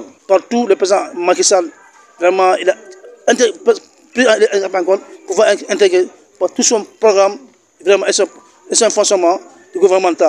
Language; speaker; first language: French; non-native, local second language; Wolof